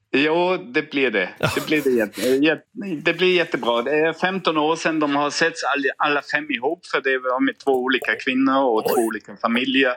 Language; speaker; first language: Swedish; non-native, fluent; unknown